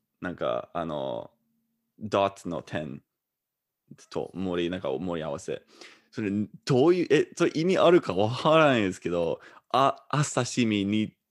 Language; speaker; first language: Japanese; non-native, fluent; English